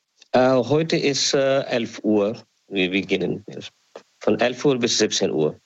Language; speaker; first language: German; non-native, learner; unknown